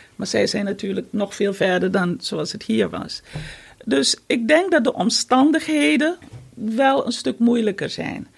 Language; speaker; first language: Dutch; native; Dutch